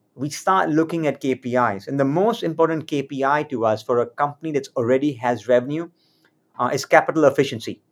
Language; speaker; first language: English; native; English